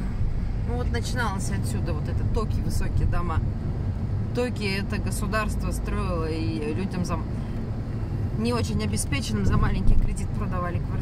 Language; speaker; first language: Russian; native; Russian